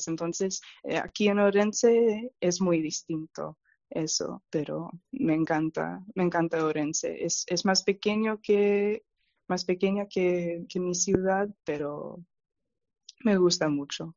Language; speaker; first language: Spanish; non-native, fluent; English